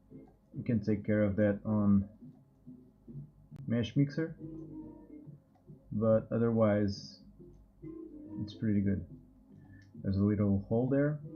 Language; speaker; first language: English; non-native, fluent; Portuguese